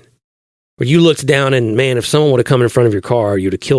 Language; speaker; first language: English; native; English